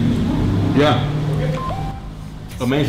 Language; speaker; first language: English; non-native, fluent; Indonesian